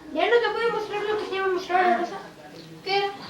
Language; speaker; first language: Spanish; native; Spanish